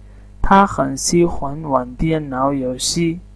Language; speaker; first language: Chinese; non-native, learner; Urdu